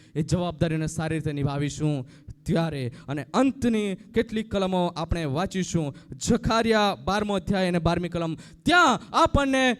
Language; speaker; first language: Gujarati; native; Gujarati